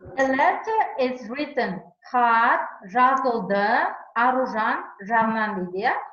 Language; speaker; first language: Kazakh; non-native, local second language; Uzbek